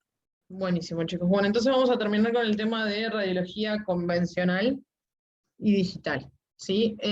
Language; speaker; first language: Spanish; native; Spanish